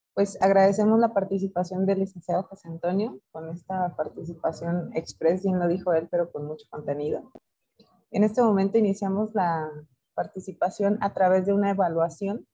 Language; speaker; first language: Spanish; native; Spanish